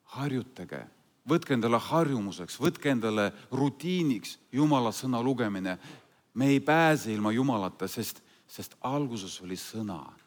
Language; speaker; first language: Estonian; non-native, fluent; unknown